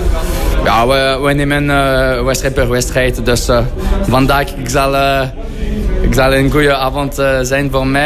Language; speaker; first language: Dutch; non-native, fluent; French